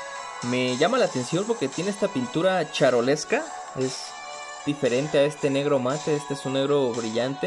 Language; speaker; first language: Spanish; native; Spanish